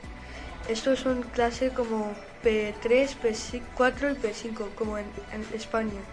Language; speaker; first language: Spanish; non-native, learner; Urdu